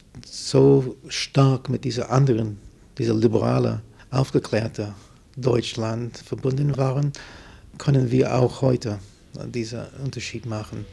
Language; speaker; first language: German; non-native, fluent; English